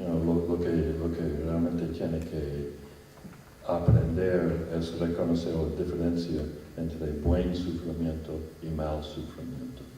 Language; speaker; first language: Spanish; non-native, fluent; English